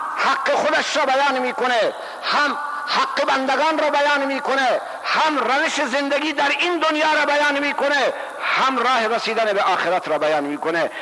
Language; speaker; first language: Persian; non-native, local second language; Baluchi